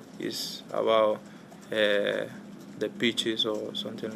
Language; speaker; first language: English; non-native, learner; Spanish